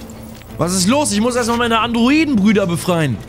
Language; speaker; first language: German; native; German